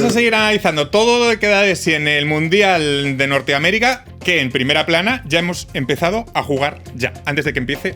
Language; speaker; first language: Spanish; native; Spanish